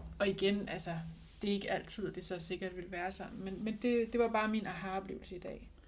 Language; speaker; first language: Danish; native; Danish